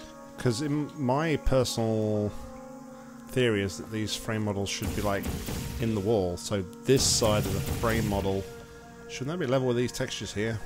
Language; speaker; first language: English; native; English